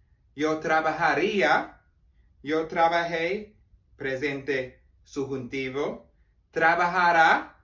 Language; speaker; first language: Spanish; non-native, learner; English